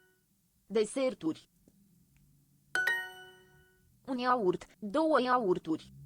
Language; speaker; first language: Romanian; non-native, learner; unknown